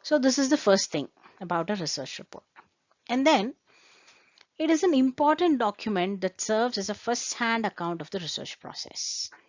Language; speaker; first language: English; non-native, local second language; Kannada